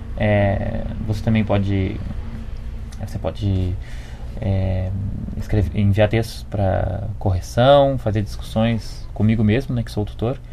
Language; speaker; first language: Portuguese; native; Portuguese